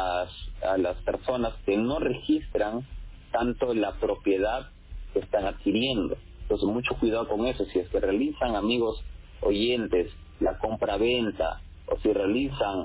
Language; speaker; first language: Spanish; native; Spanish